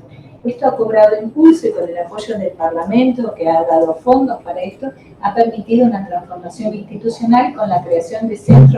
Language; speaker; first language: Spanish; native; Spanish